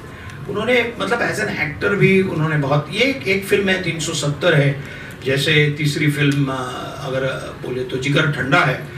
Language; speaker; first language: Hindi; native; Hindi